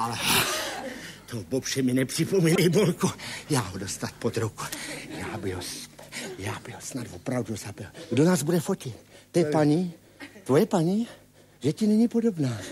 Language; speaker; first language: Czech; native; Czech